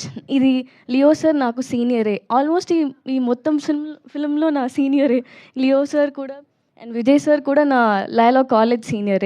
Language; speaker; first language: Telugu; non-native, learner; Tamil